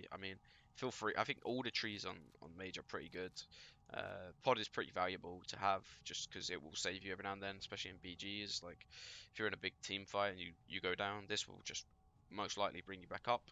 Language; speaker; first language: English; native; English